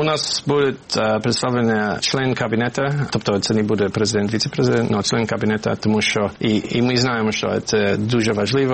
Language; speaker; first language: Ukrainian; non-native, fluent; English